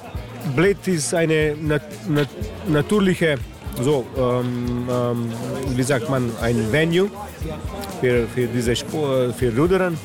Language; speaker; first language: German; non-native, learner; Slovenian